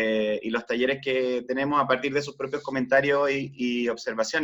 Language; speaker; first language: Spanish; native; Spanish